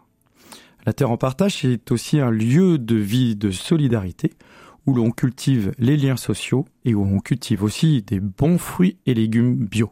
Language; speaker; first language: French; native; French